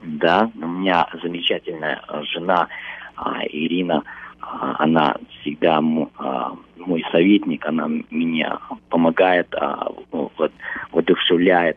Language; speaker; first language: Russian; early bilingual, heritage; Russian